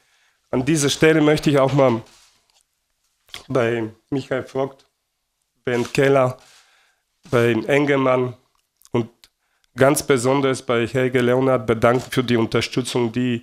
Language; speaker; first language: German; non-native, fluent; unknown